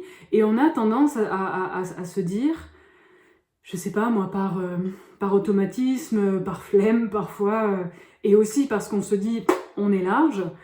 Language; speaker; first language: French; native; French